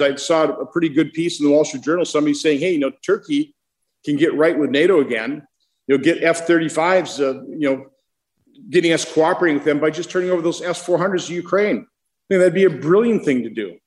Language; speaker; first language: English; native; English